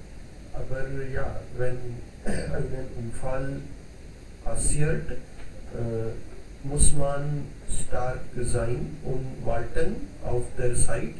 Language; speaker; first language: German; non-native, learner; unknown